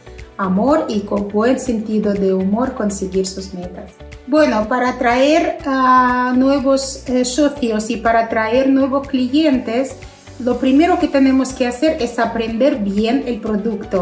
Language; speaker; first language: Spanish; non-native, fluent; Russian